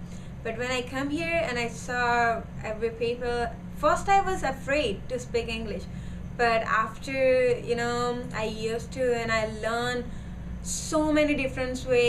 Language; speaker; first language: English; non-native, learner; Gujarati